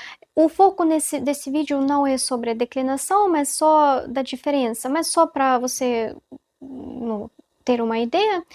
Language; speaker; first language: Portuguese; non-native, fluent; Russian